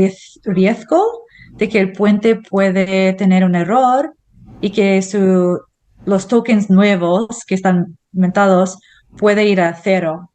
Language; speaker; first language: Spanish; non-native, fluent; English